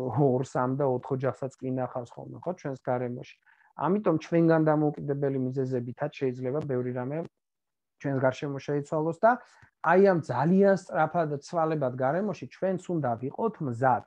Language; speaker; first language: Georgian; native; Georgian